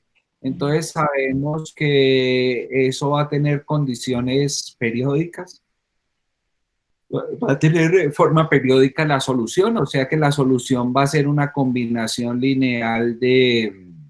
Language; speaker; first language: Spanish; native; Spanish